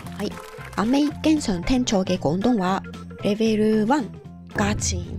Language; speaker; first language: Cantonese; non-native, fluent; Japanese